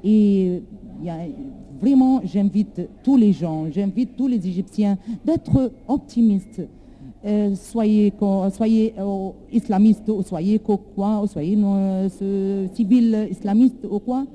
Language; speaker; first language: French; non-native, learner; Arabic